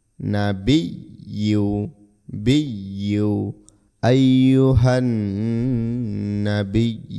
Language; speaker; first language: Arabic; non-native, learner; Bangla